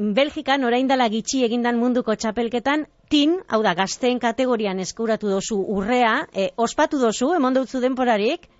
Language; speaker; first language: Basque; native; Basque